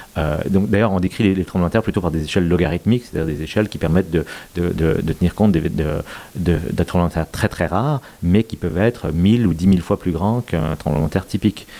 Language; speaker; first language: French; native; French